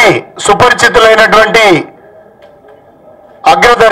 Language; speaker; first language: Telugu; native; Telugu